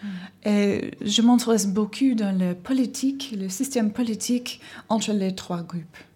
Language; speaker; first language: French; non-native, learner; English